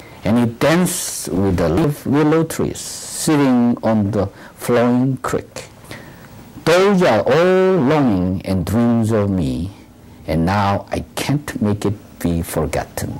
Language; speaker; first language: English; non-native, fluent; Korean